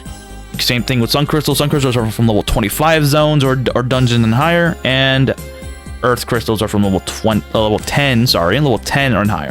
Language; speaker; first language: English; native; English